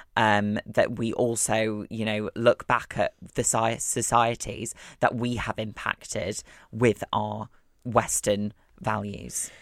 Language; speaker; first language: English; native; English